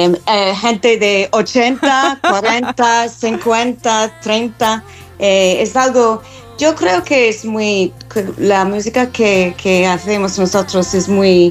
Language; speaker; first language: Spanish; non-native, fluent; English